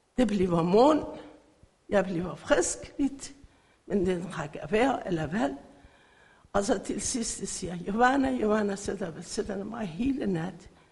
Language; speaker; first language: Danish; non-native, learner; Persian